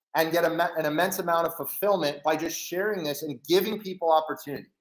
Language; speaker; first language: English; native; English